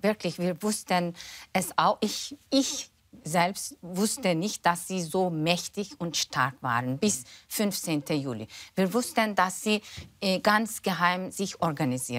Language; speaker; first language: German; non-native, fluent; Turkish